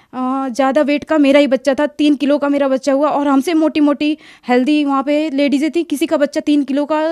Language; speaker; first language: Hindi; native; Hindi